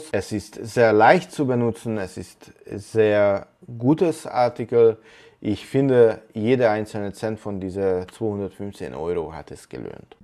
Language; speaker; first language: German; non-native, fluent; Hungarian